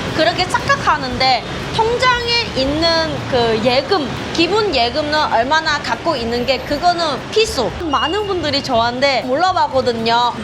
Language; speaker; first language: Korean; non-native, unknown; Vietnamese